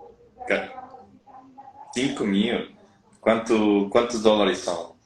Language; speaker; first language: Portuguese; non-native, fluent; Spanish